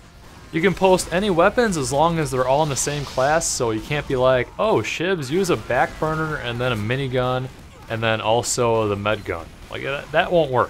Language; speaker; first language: English; native; English